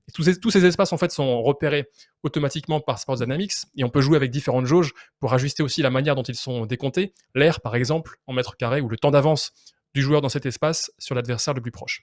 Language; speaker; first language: French; native; French